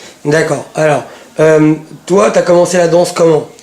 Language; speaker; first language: French; native; French